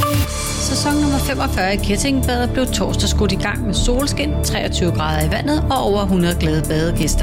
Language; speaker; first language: Danish; native; Danish